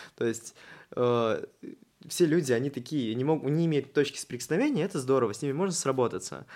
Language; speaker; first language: Russian; native; Russian